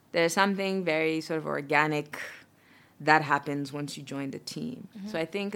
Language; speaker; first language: English; non-native, fluent; French